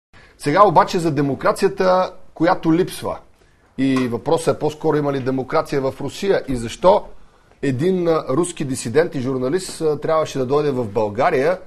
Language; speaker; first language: Bulgarian; native; Bulgarian